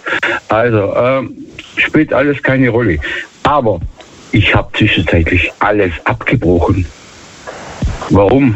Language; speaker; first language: German; native; German